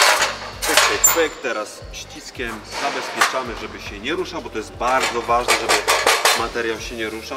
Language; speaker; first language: Polish; native; Polish